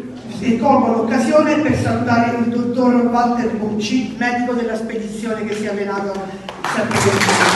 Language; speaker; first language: Italian; native; Italian